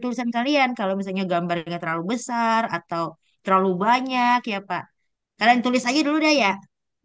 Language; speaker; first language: Indonesian; native; Indonesian